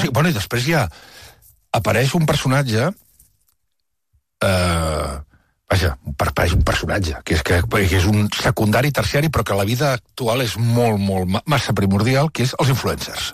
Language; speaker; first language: Catalan; native; Catalan